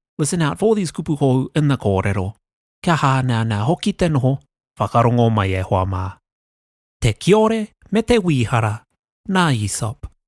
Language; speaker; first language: Māori; non-native, local second language; English